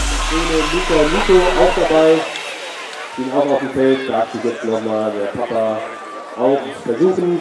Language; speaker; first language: German; native; German